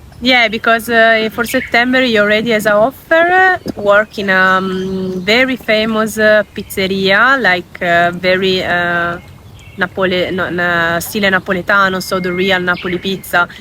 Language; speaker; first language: English; non-native, fluent; Italian